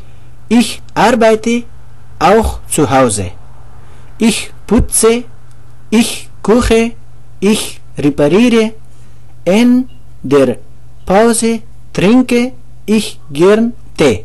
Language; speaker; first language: German; non-native, learner; Pashto